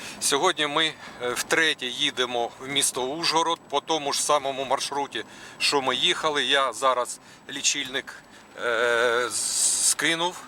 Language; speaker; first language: Ukrainian; non-native, local second language; Russian